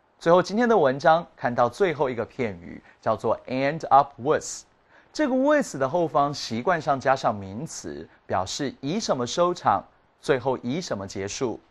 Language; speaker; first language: Chinese; native; Chinese